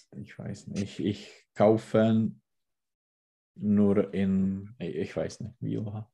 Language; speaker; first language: German; non-native, learner; Czech